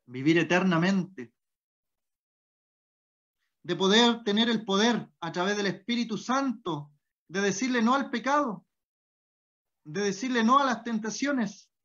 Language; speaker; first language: Spanish; native; Spanish